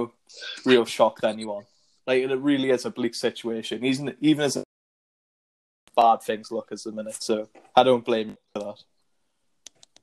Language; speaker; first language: English; native; English